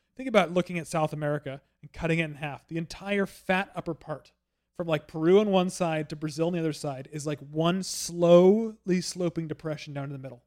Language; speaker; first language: English; native; English